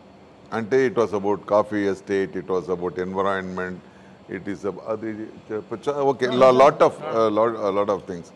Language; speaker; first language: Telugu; non-native, fluent; Tamil